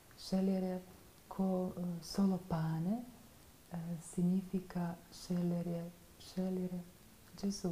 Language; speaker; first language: Italian; non-native, fluent; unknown